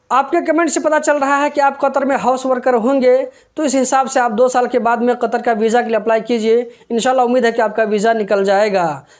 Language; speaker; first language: Hindi; native; Hindi